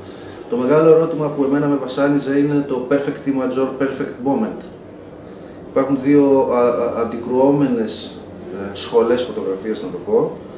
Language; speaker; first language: Greek; native; Greek